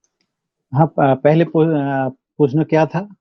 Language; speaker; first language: Hindi; non-native, local second language; Bangla